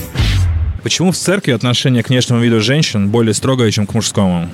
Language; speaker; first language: Russian; native; Russian